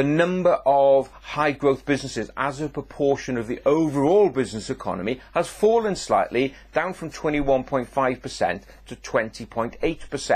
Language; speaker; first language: English; native; English